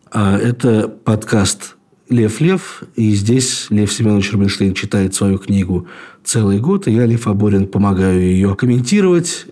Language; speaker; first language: Russian; native; Russian